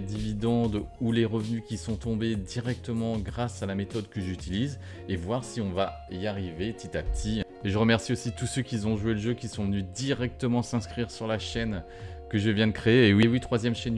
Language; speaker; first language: French; native; French